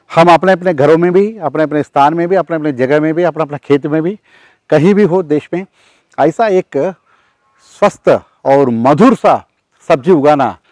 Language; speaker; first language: Hindi; non-native, local second language; Telugu